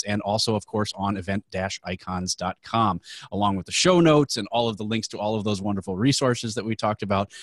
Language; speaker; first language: English; native; English